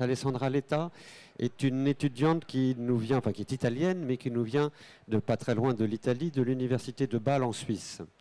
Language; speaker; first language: French; native; French